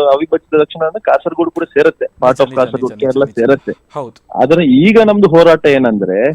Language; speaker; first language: Kannada; non-native, local second language; Tulu